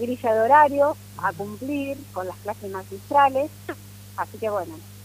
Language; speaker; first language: Spanish; native; Spanish